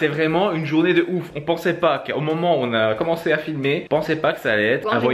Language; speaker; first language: French; native; French